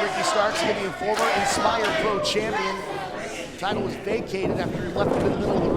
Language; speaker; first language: English; native; English